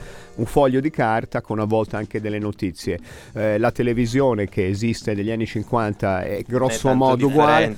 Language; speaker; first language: Italian; native; Italian